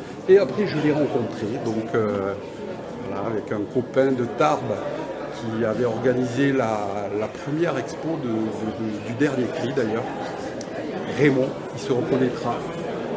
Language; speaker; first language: French; native; French